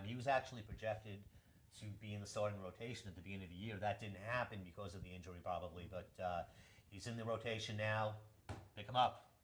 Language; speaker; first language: English; native; English